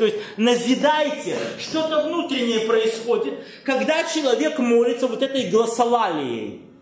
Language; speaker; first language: Russian; native; Russian